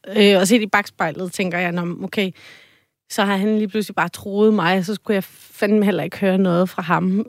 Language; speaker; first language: Danish; native; Danish